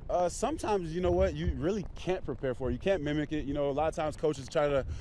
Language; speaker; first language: English; native; English